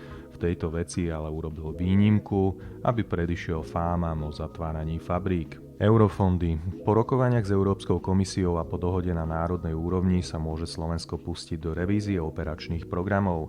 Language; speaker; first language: Slovak; native; Slovak